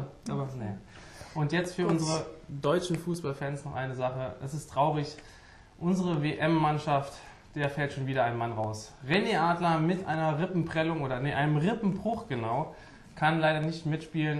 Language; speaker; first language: German; native; German